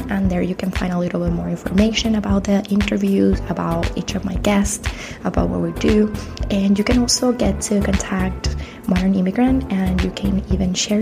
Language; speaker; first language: English; non-native, fluent; Spanish